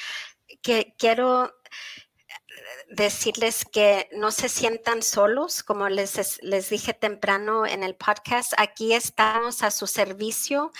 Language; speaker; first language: Spanish; early bilingual, heritage; Spanish